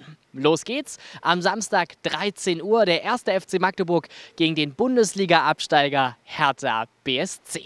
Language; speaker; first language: German; native; German